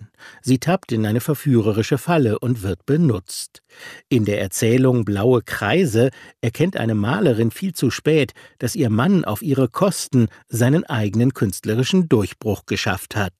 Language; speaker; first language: German; native; German